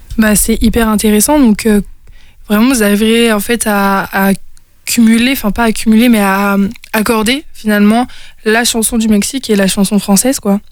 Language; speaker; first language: French; native; French